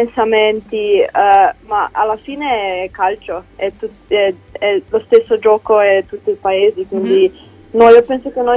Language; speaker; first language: Italian; non-native, learner; Slovenian